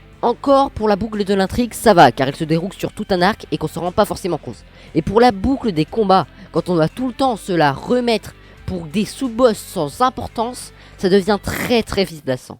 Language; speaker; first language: French; native; French